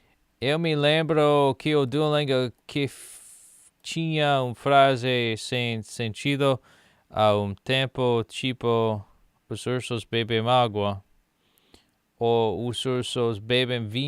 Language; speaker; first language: Portuguese; non-native, learner; English